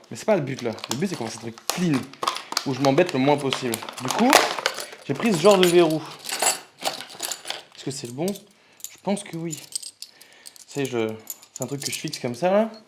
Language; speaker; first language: French; native; French